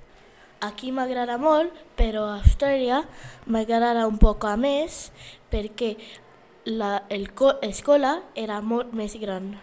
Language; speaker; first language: Catalan; non-native, learner; English